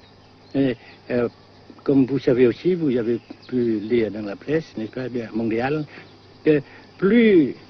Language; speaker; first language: French; non-native, local second language; Vietnamese